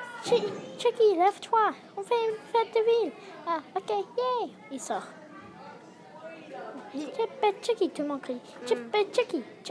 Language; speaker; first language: French; non-native, learner; English